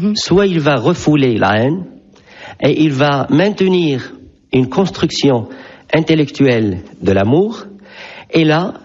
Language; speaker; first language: French; non-native, local second language; Arabic